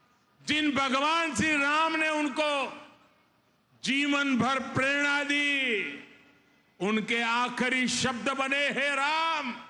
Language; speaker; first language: Hindi; native; Hindi